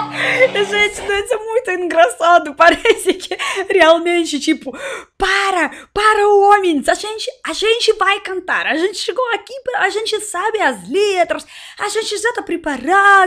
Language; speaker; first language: Portuguese; non-native, learner; Russian